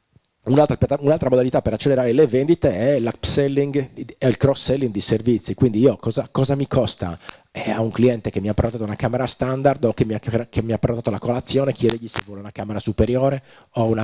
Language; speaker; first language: Italian; native; Italian